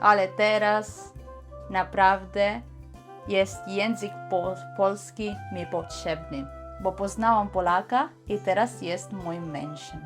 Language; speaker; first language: Polish; non-native, learner; Italian